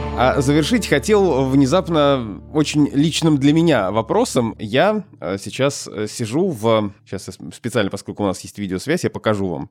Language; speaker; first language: Russian; native; Russian